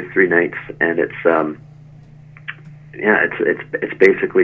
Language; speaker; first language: English; native; English